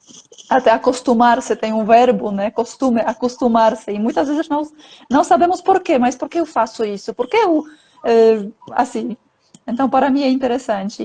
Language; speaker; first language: Portuguese; non-native, fluent; Polish